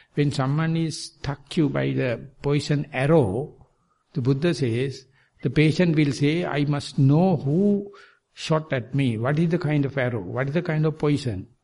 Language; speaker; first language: English; non-native, local second language; Sinhala